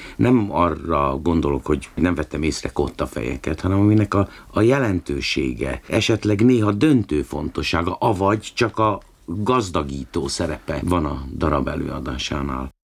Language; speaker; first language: Hungarian; native; Hungarian